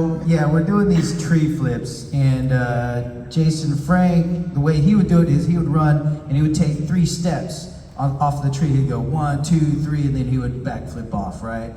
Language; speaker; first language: English; native; English